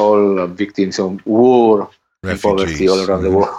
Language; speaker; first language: English; non-native, learner; Italian